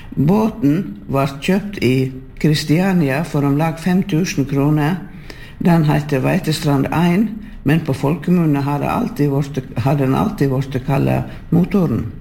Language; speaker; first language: Norwegian; native; Norwegian